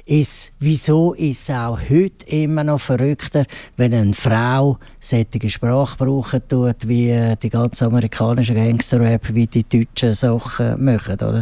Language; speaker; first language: German; native; German